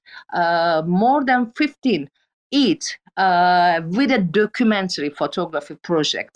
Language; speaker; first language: English; non-native, fluent; Turkish